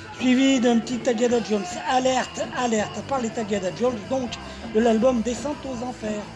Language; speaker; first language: French; native; French